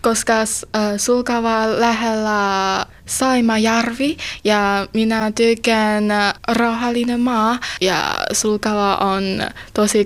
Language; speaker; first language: Finnish; non-native, learner; Chinese